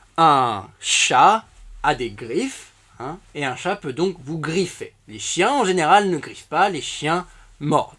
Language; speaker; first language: French; native; French